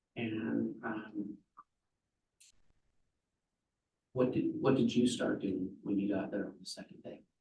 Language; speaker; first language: English; native; English